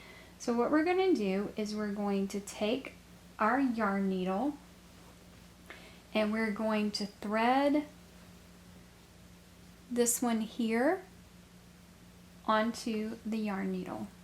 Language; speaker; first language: English; native; English